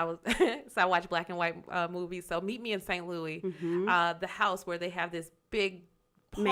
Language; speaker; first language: English; native; English